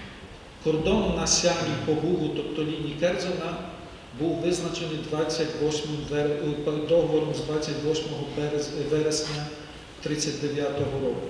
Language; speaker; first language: Ukrainian; native; Ukrainian